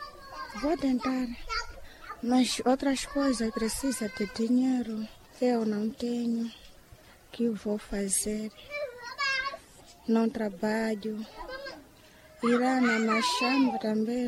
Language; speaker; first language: Portuguese; non-native, local second language; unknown